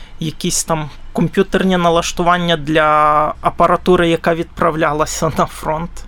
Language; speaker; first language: Ukrainian; native; Ukrainian